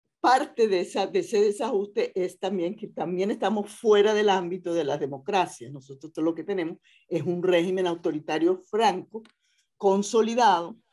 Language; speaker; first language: Spanish; native; Spanish